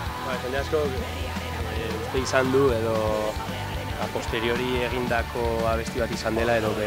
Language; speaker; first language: Basque; native; Basque